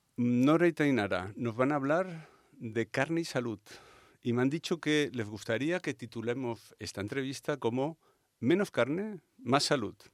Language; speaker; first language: Spanish; native; Spanish